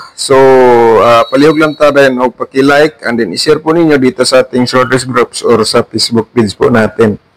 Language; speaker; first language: Filipino; non-native, local second language; Cebuano